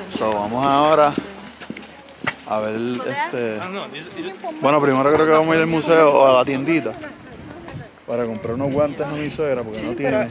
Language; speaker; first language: Spanish; native; Spanish